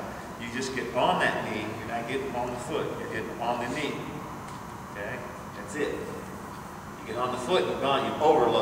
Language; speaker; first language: English; native; English